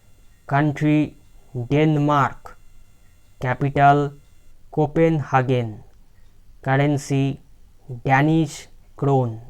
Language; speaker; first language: English; non-native, local second language; Bangla